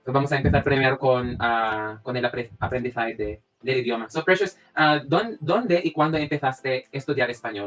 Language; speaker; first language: Spanish; non-native, fluent; Filipino